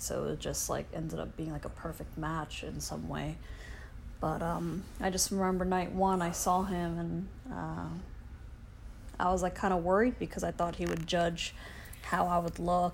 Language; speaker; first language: English; native; English